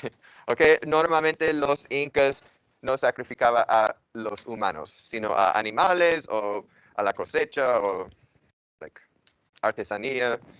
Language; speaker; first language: Spanish; non-native, fluent; English